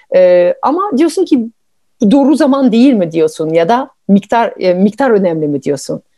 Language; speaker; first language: Turkish; non-native, fluent; French